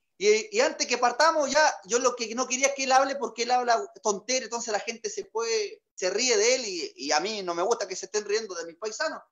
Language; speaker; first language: Spanish; native; Spanish